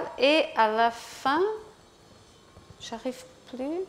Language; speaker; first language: French; non-native, fluent; Portuguese